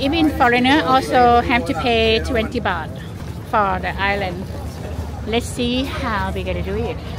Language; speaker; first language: English; non-native, learner; Thai